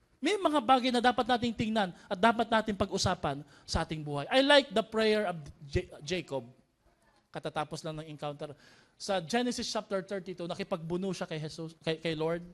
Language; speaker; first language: Filipino; native; Filipino